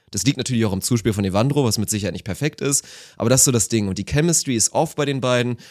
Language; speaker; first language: German; native; German